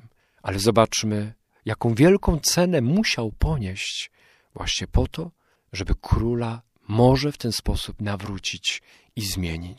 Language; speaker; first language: Polish; native; Polish